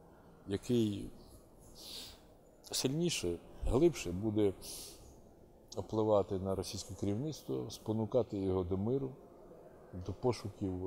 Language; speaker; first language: Ukrainian; native; Ukrainian